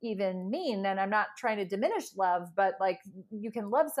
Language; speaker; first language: English; native; English